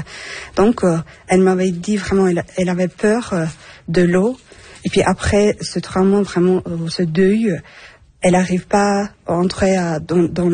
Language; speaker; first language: French; non-native, fluent; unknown